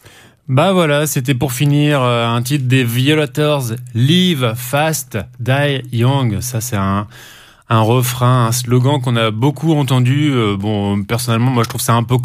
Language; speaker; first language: French; native; French